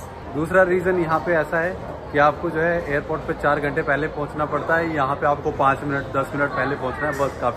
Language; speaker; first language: Hindi; native; Hindi